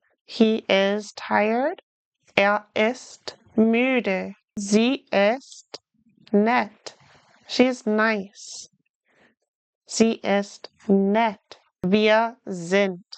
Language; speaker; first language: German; non-native, fluent; English